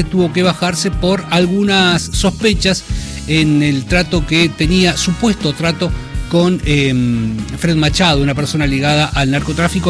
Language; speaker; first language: Spanish; native; Spanish